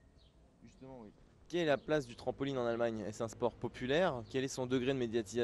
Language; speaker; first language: French; native; French